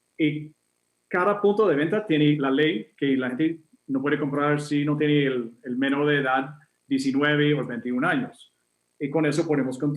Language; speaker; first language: Spanish; non-native, fluent; English